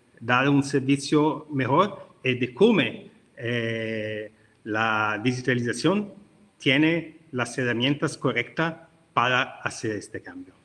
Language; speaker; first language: Spanish; non-native, learner; Italian